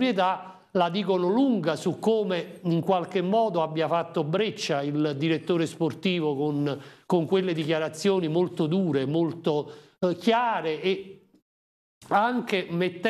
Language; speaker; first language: Italian; native; Italian